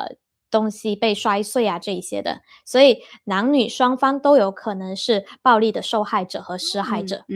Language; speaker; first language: Chinese; native; Chinese